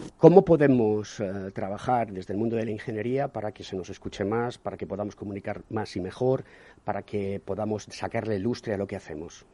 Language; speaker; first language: Spanish; native; Spanish